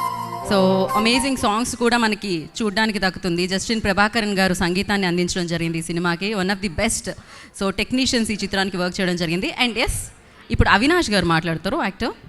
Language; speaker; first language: Telugu; native; Telugu